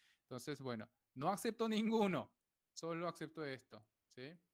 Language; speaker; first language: Spanish; non-native, fluent; Korean